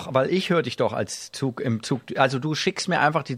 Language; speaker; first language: German; native; German